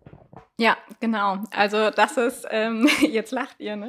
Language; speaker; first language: German; native; German